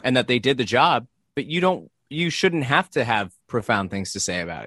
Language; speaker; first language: English; native; English